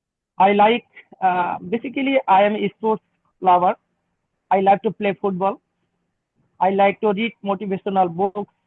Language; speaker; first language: English; non-native, local second language; Bangla